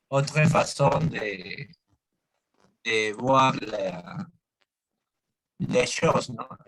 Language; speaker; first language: French; non-native, learner; Spanish